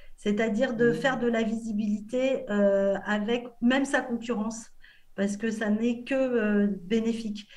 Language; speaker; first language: French; native; French